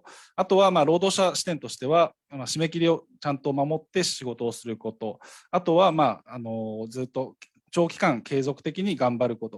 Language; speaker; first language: Japanese; native; Japanese